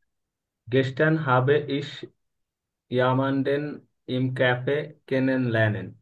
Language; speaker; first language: German; non-native, learner; Bangla